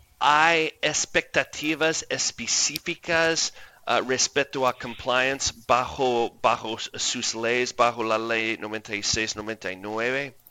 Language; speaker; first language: Spanish; non-native, fluent; English